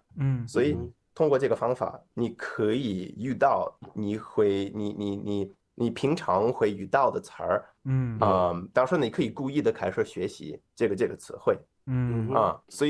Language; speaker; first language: Chinese; non-native, fluent; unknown